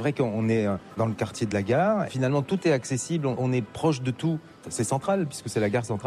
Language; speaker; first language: French; native; French